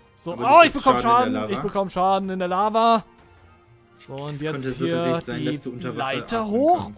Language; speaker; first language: German; native; German